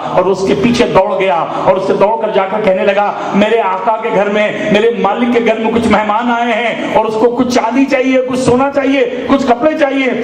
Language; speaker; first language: Urdu; native; Urdu